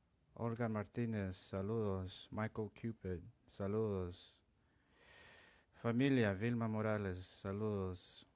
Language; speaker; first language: Spanish; non-native, local second language; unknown